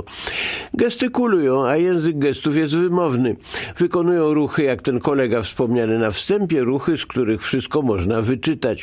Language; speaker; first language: Polish; native; Polish